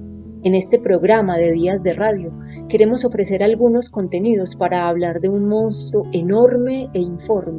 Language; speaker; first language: Spanish; native; Spanish